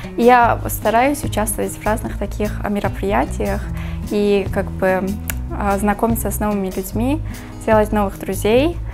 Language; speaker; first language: Russian; non-native, local second language; Tajik